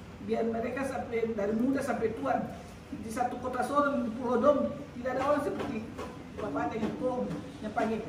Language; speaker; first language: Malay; non-native, local second language; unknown